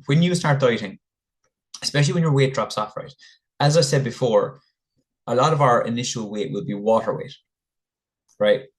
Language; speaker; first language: English; native; English